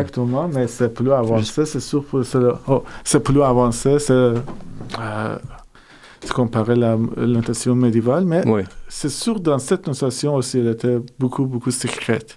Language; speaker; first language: French; non-native, fluent; Persian